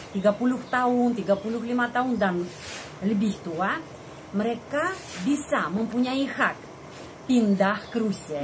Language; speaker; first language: Indonesian; non-native, fluent; Russian